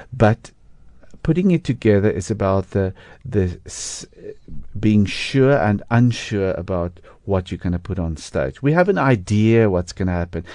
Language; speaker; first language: English; non-native, local second language; Afrikaans